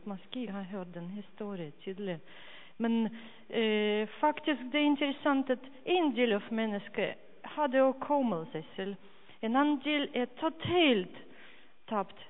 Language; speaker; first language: Danish; non-native, fluent; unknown